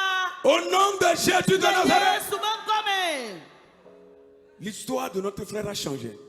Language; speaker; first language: French; non-native, local second language; Ewe